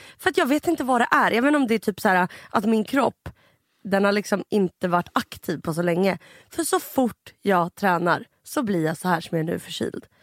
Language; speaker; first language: Swedish; native; Swedish